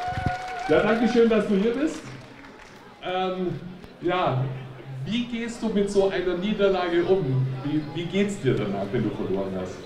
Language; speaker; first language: German; native; German